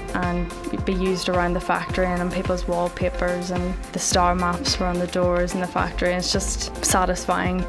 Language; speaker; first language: English; native; English